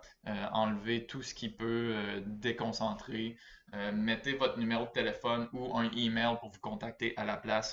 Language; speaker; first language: French; native; French